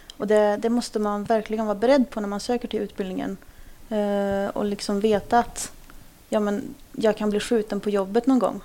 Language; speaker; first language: Swedish; early bilingual, other home language; Kurdish